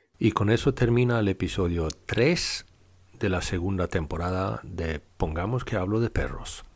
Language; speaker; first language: Spanish; non-native, fluent; Swedish